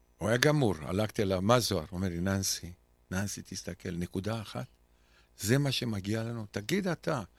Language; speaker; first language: Hebrew; non-native, fluent; Romanian